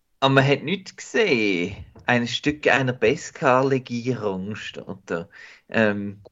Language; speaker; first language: German; native; German